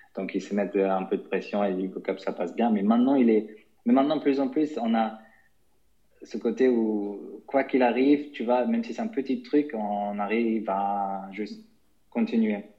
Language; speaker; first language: French; non-native, fluent; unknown